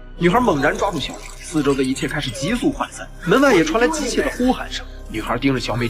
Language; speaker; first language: Chinese; native; Chinese